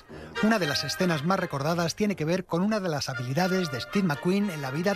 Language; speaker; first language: Spanish; native; Spanish